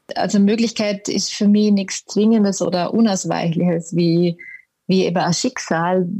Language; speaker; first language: German; native; German